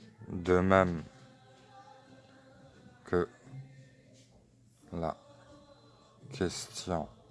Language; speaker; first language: French; native; French